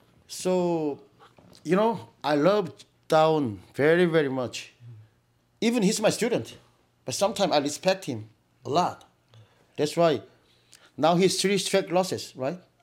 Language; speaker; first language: English; non-native, learner; Korean